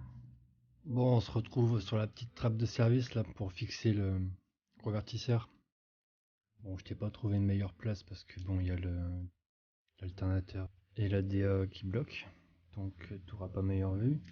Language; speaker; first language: French; native; French